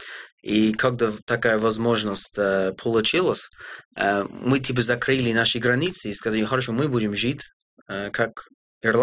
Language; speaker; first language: Russian; non-native, fluent; English